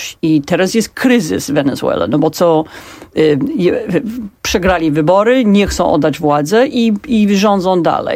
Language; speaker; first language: Polish; non-native, fluent; English